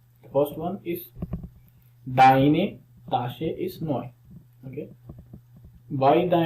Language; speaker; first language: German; non-native, learner; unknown